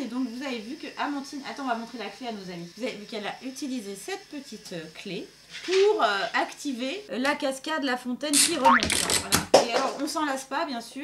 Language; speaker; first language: French; native; French